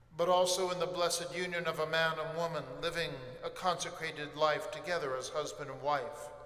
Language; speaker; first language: English; native; English